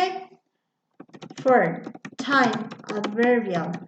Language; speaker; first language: English; non-native, fluent; Spanish